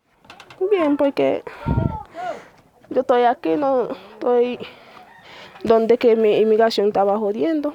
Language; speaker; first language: Spanish; non-native, learner; Haitian Creole